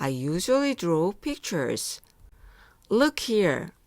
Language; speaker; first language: English; non-native, fluent; Korean